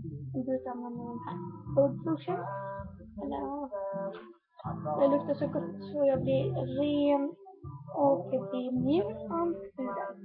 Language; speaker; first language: Swedish; non-native, learner; Korean